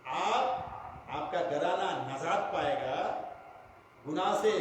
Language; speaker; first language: Hindi; non-native, local second language; Telugu